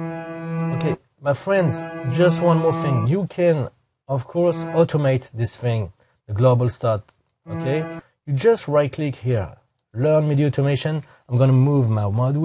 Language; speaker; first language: English; non-native, fluent; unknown